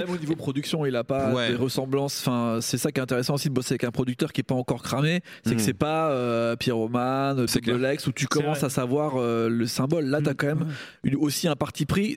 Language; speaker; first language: French; native; French